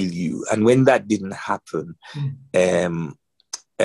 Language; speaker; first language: English; non-native, local second language; Yoruba